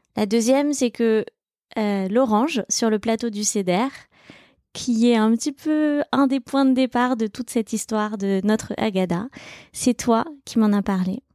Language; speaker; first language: French; native; French